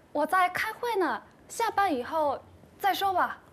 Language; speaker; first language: Chinese; non-native, fluent; Korean